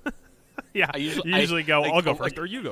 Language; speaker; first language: English; native; English